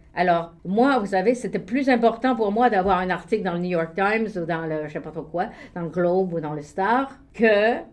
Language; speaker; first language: French; native; French